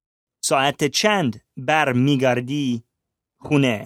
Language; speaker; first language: Persian; non-native, learner; English